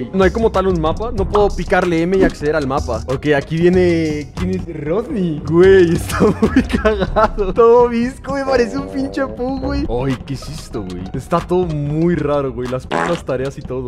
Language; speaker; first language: Spanish; native; Spanish